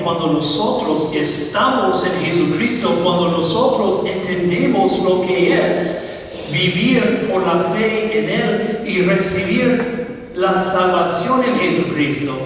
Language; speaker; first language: Spanish; non-native, fluent; English